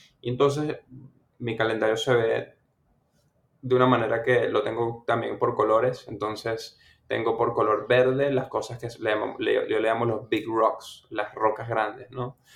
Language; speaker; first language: Spanish; native; Spanish